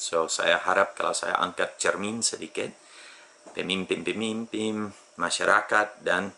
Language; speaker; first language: Indonesian; non-native, fluent; English